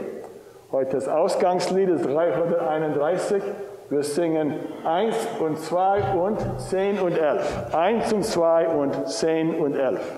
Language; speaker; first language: German; non-native, fluent; English